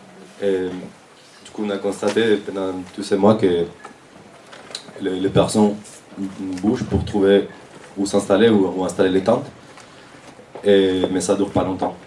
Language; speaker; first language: French; non-native, fluent; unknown